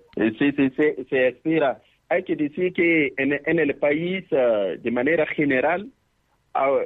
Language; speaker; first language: Spanish; non-native, fluent; Mossi